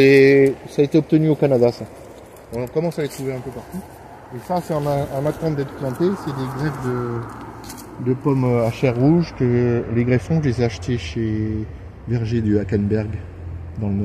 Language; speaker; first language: French; native; French